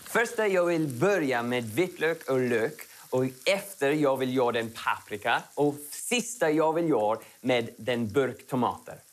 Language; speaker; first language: Swedish; non-native, learner; English